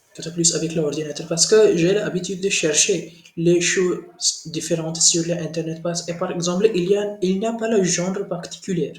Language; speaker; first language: French; non-native, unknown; Hindi